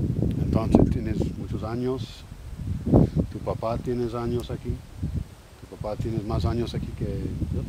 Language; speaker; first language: Spanish; non-native, learner; English